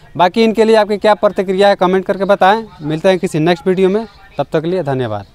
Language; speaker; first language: Hindi; native; Hindi